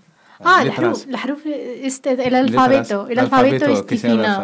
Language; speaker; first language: Spanish; non-native, local second language; Berber languages